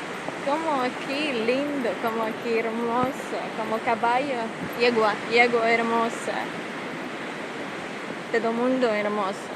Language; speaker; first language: Spanish; non-native, learner; Russian